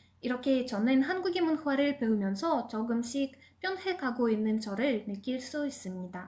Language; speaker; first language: Korean; non-native, fluent; Russian